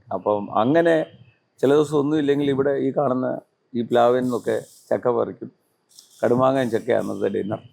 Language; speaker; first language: Malayalam; early bilingual, other home language; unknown